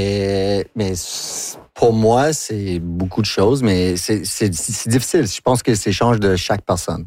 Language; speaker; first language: French; non-native, local second language; English